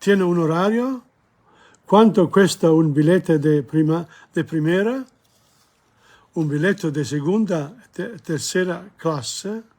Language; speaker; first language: Spanish; non-native, learner; English